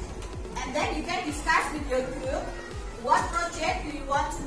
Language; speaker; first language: English; non-native, fluent; Indonesian